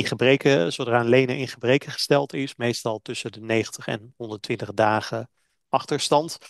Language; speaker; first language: Dutch; native; Dutch